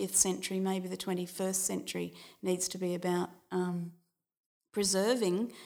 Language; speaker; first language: English; native; English